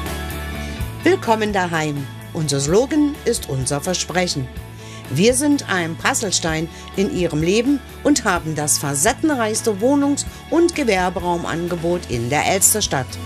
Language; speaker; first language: German; native; German